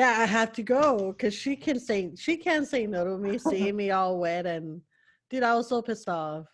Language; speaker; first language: English; early bilingual, other home language; Spanish